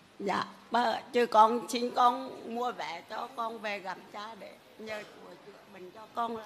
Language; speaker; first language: Vietnamese; native; Vietnamese